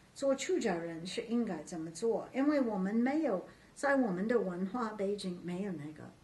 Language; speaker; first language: Chinese; non-native, fluent; English